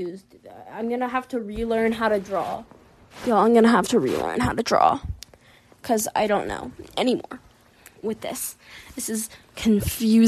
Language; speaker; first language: English; native; English